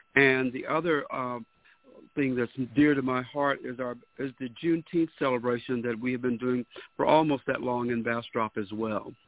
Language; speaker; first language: English; native; English